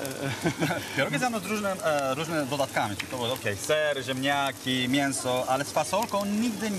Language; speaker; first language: Polish; non-native, fluent; French